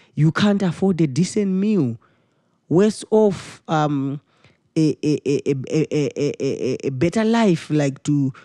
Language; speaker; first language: English; non-native, local second language; Shona